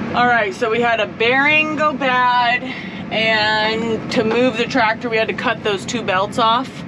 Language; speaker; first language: English; native; English